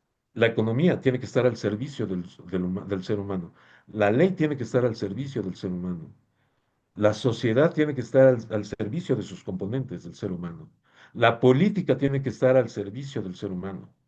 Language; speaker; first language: Spanish; native; Spanish